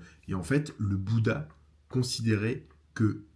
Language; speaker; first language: French; native; French